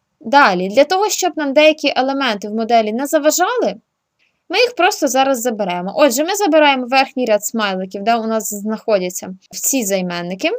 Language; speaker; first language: Ukrainian; native; Ukrainian